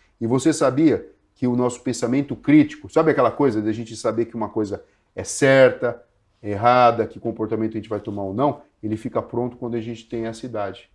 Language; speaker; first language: Portuguese; native; Portuguese